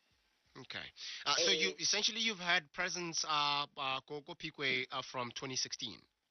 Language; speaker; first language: English; non-native, local second language; Tswana